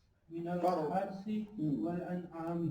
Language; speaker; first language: Arabic; non-native, learner; Urdu